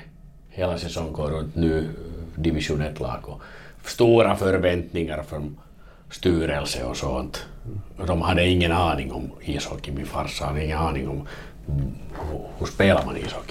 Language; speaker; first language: Swedish; non-native, learner; Finnish